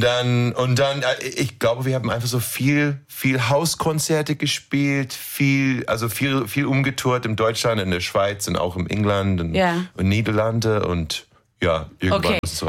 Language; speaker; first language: German; non-native, learner; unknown